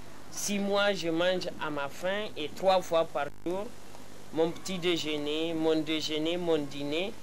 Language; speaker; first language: French; non-native, local second language; Hausa